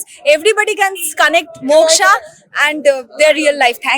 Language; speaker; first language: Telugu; non-native, learner; Hindi